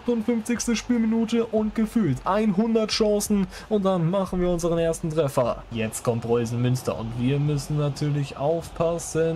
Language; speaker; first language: German; native; German